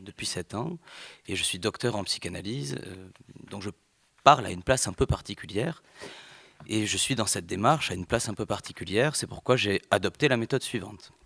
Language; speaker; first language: French; native; French